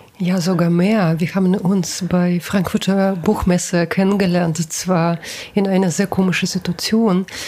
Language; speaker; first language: German; non-native, fluent; Russian